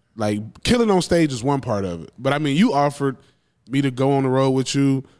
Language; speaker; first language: English; native; English